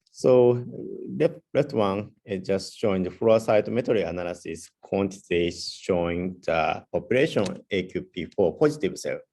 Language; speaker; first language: English; non-native, learner; Japanese